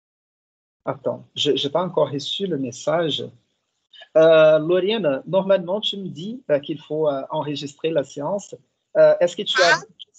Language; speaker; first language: French; non-native, fluent; Portuguese